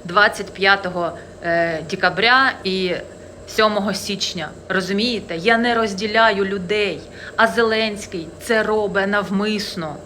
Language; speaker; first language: Ukrainian; non-native, local second language; Russian